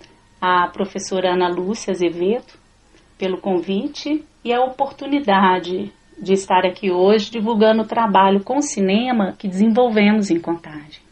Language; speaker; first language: Portuguese; native; Portuguese